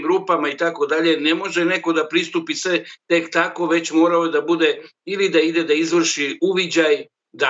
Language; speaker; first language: Serbian; native; Serbian